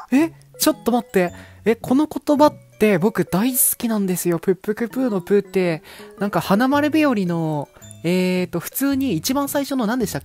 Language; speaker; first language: Japanese; native; Japanese